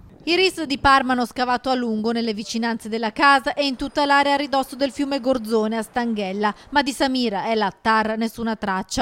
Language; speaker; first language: Italian; native; Italian